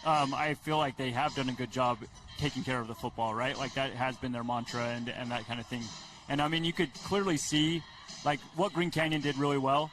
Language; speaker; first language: English; native; English